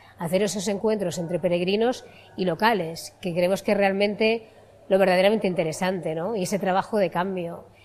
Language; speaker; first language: Spanish; native; Spanish